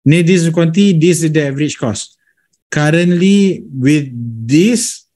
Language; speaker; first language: English; non-native, local second language; Malay